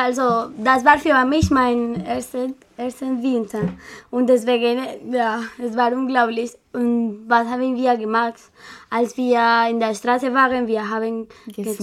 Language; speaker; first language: German; non-native, learner; Spanish